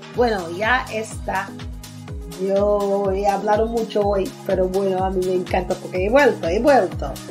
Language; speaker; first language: Spanish; non-native, fluent; English